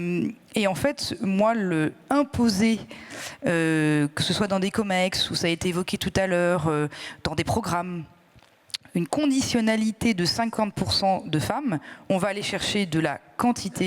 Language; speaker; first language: French; native; French